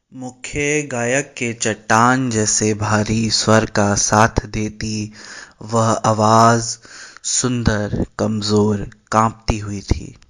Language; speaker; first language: Hindi; native; Hindi